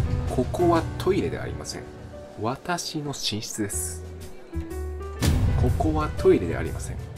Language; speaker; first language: Japanese; native; Japanese